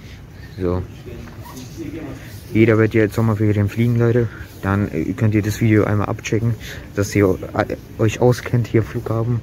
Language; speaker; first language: German; early bilingual, other home language; Turkish